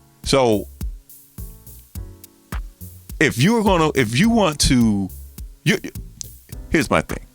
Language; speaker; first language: English; native; English